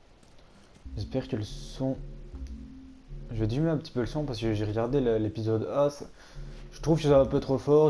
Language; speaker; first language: French; native; French